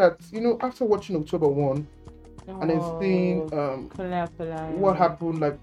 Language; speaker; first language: English; non-native, local second language; Yoruba